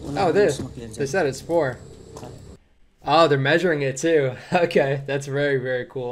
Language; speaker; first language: English; native; English